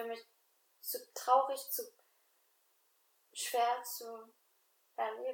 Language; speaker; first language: German; non-native, fluent; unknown